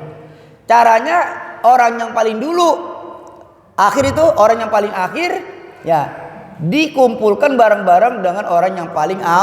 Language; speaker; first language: Indonesian; native; Indonesian